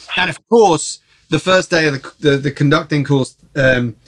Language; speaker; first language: English; early bilingual, other home language; Czech